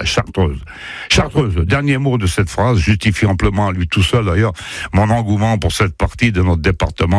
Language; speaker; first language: French; native; French